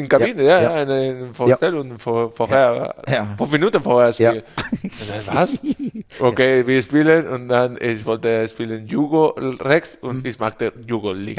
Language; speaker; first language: German; non-native, learner; Spanish